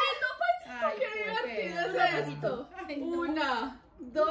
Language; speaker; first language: Spanish; native; Spanish